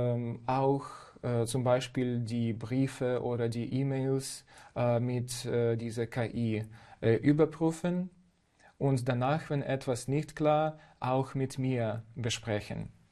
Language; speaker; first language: German; non-native, fluent; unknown